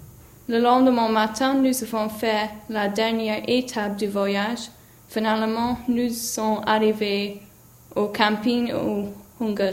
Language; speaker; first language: French; non-native, learner; English